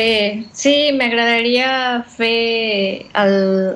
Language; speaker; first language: Catalan; non-native, fluent; Spanish